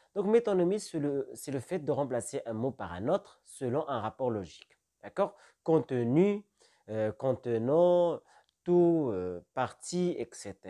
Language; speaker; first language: French; non-native, local second language; Arabic